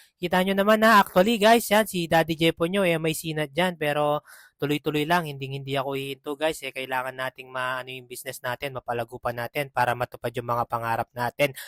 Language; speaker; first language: Filipino; non-native, local second language; Pampanga